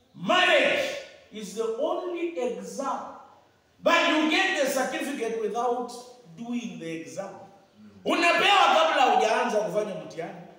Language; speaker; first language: English; non-native, local second language; Swahili